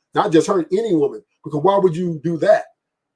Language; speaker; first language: English; native; English